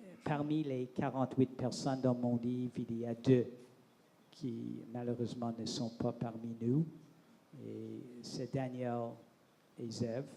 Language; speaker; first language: French; non-native, local second language; English